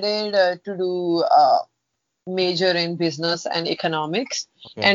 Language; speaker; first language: English; non-native, local second language; Punjabi